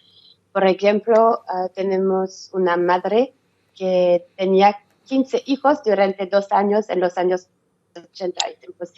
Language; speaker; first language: Spanish; non-native, learner; French